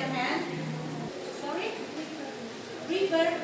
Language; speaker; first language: English; non-native, fluent; Indonesian